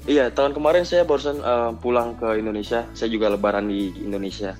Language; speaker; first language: Indonesian; native; Indonesian